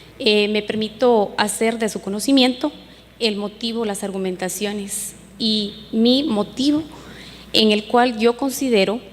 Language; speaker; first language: Spanish; native; Spanish